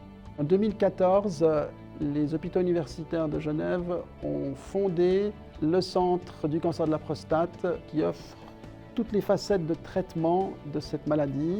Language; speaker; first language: French; native; French